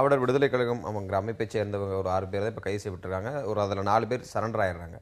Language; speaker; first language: Tamil; native; Tamil